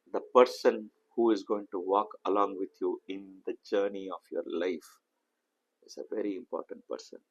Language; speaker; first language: English; non-native, local second language; Tamil